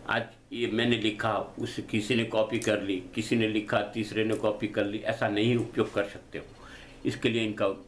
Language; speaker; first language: Hindi; non-native, local second language; Gujarati